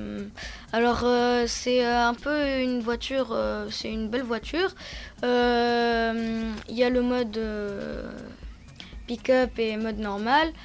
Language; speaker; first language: French; non-native, local second language; Arabic